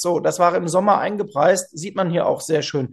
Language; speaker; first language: German; native; German